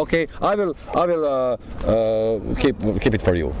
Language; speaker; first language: English; non-native, learner; Croatian